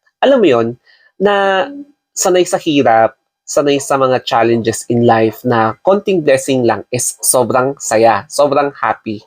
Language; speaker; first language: Filipino; non-native, local second language; Iloko